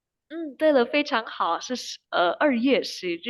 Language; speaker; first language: Chinese; non-native, fluent; Indonesian